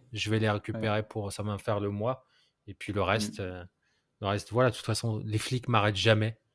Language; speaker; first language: French; non-native, local second language; Arabic